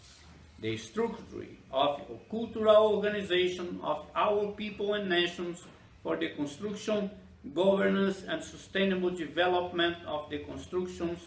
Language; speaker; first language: English; non-native, fluent; Portuguese